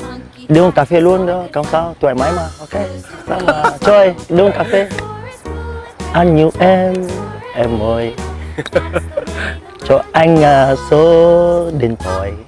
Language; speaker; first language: Vietnamese; non-native, learner; Portuguese